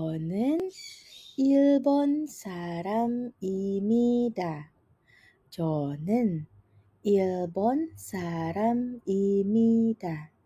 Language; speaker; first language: Korean; non-native, fluent; Indonesian